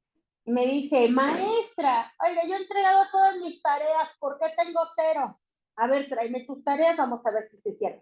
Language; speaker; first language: Spanish; native; Spanish